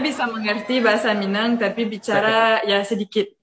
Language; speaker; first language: Indonesian; non-native, fluent; French